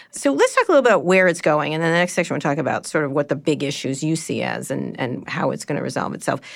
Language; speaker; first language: English; native; English